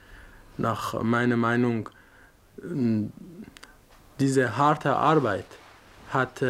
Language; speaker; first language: German; non-native, learner; Persian